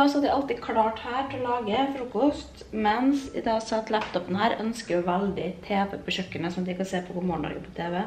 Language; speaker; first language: Norwegian; native; Norwegian